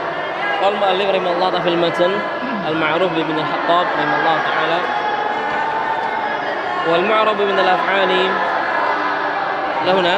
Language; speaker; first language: Arabic; non-native, fluent; Indonesian